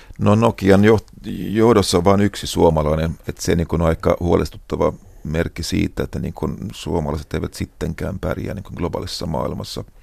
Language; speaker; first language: Finnish; non-native, local second language; Swedish